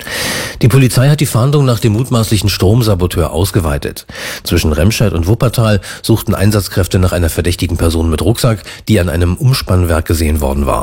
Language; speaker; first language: German; native; German